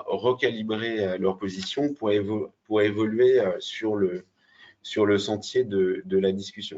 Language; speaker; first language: French; native; French